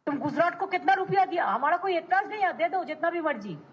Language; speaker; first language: Hindi; non-native, local second language; Bangla